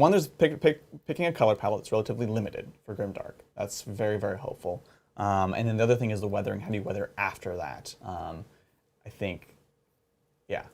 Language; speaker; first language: English; native; English